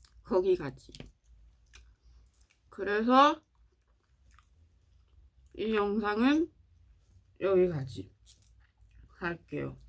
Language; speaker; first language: Korean; non-native, learner; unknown